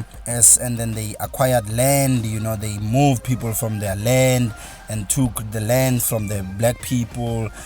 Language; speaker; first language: English; non-native, local second language; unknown